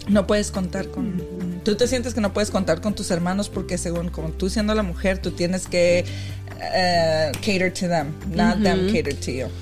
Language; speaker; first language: Spanish; early bilingual, heritage; Spanish